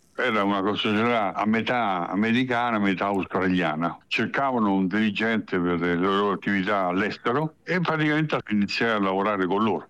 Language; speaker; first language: Italian; native; Italian